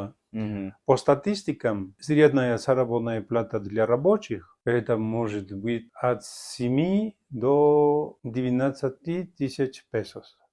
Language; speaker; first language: Russian; non-native, fluent; Spanish